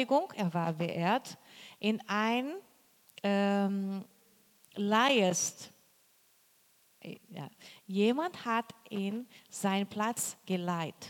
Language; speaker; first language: German; non-native, fluent; Portuguese